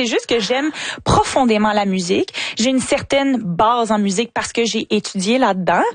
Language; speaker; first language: French; native; French